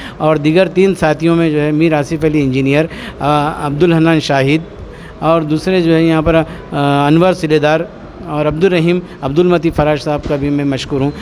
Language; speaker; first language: Urdu; native; Urdu